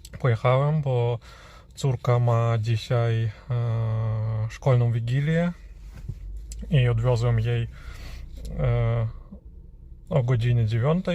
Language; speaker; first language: Polish; non-native, fluent; Ukrainian